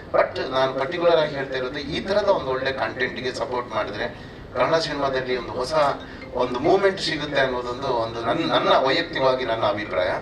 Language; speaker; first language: Kannada; native; Kannada